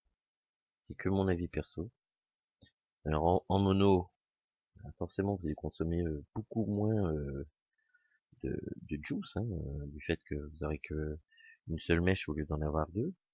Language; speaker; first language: French; native; French